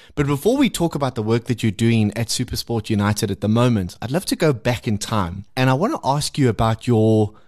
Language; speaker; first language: English; native; English